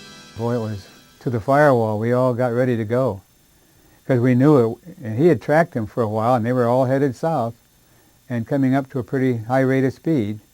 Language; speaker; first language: English; native; English